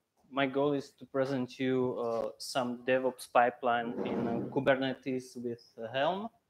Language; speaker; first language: English; non-native, fluent; Slovak